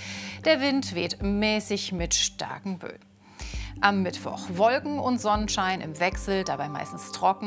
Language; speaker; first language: German; native; German